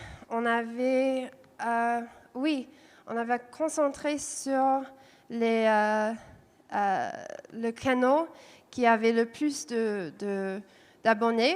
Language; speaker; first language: French; non-native, fluent; English